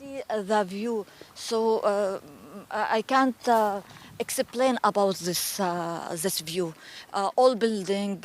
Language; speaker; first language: English; non-native, learner; Arabic